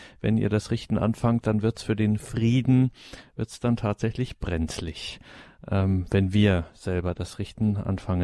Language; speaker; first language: German; native; German